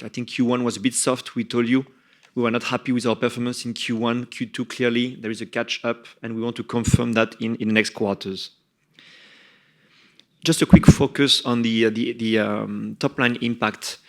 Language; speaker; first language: English; non-native, fluent; French